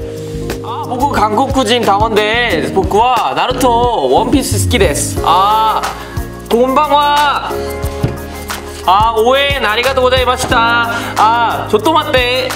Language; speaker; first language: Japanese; non-native, learner; Korean